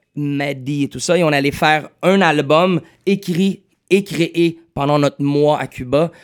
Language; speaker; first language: French; native; French